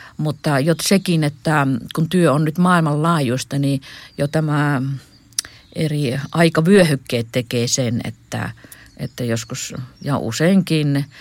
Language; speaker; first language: Finnish; native; Finnish